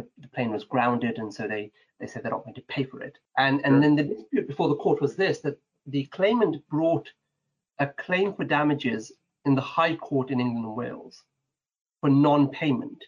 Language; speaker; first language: English; native; English